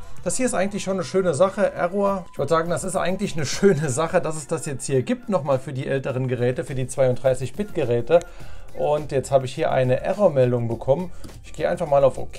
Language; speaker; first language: German; native; German